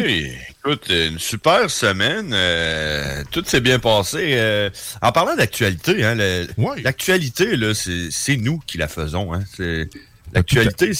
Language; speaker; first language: French; native; French